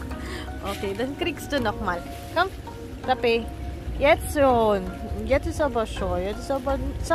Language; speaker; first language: German; non-native, learner; Filipino